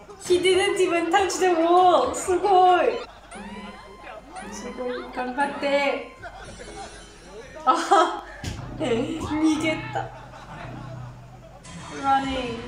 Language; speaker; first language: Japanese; non-native, learner; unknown